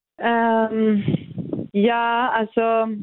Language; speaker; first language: Swedish; early bilingual, other home language; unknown